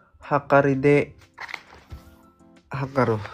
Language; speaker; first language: Japanese; non-native, learner; Filipino